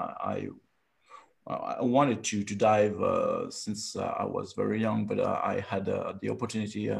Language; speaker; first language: English; non-native, fluent; French